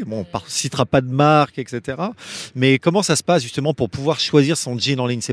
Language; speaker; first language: French; native; French